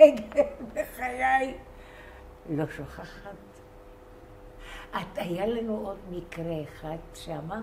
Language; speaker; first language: Hebrew; non-native, fluent; Bulgarian